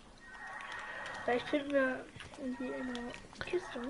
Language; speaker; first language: German; non-native, learner; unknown